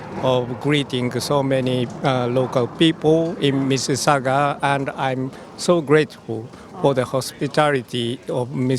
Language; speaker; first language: English; non-native, fluent; Japanese